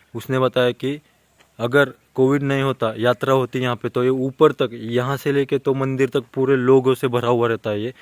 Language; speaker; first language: Hindi; non-native, local second language; Marathi